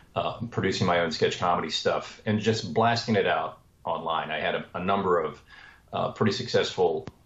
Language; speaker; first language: English; native; English